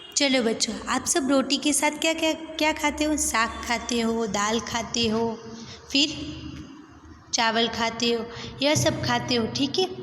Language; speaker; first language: Hindi; non-native, local second language; Gujarati